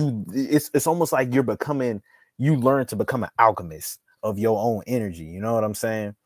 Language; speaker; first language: English; native; English